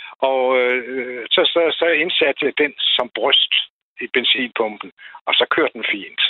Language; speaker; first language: Danish; non-native, fluent; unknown